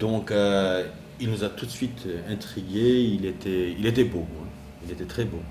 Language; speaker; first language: French; non-native, fluent; Kurdish